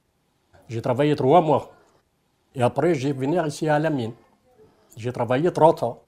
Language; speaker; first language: French; non-native, local second language; Arabic